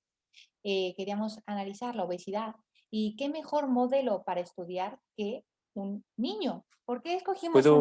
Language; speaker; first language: Spanish; native; Spanish